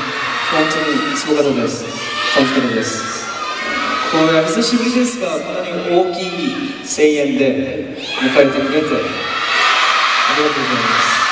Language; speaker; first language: Japanese; non-native, learner; Korean